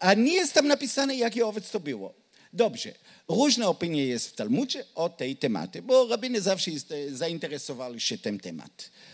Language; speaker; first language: Polish; non-native, learner; Hebrew